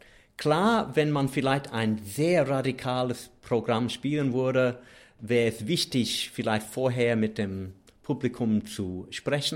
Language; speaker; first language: German; non-native, fluent; English